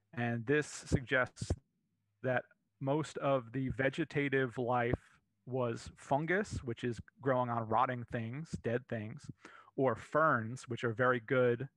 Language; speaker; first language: English; native; English